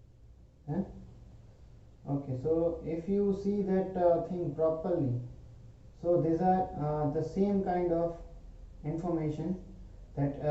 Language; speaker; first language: English; non-native, local second language; Hindi